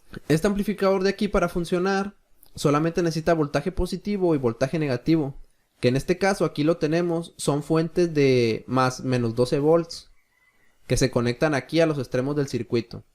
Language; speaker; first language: Spanish; native; Spanish